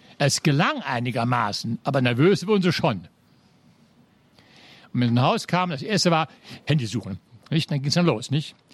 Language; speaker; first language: German; native; German